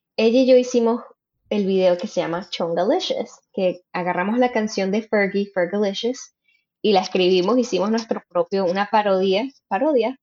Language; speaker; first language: Spanish; native; Spanish